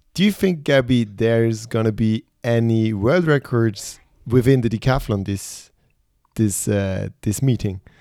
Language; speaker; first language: English; non-native, fluent; Swiss German